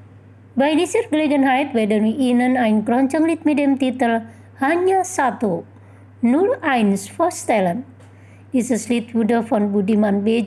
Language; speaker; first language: German; non-native, fluent; Indonesian